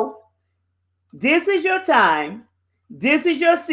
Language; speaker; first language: English; native; English